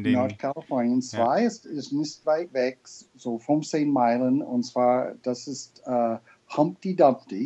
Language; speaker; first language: German; non-native, fluent; English